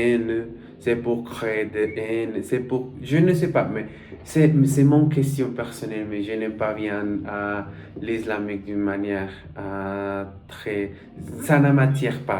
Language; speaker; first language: French; non-native, learner; Spanish